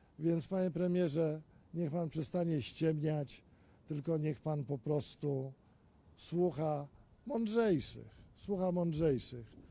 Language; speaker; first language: Polish; native; Polish